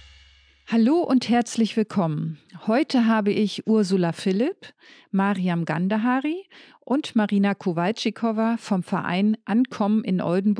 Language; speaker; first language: German; native; German